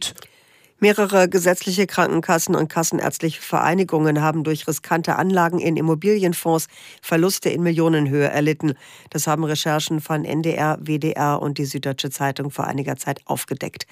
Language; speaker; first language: German; native; German